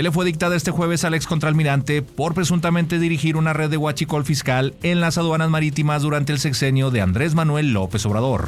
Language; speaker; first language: Spanish; native; Spanish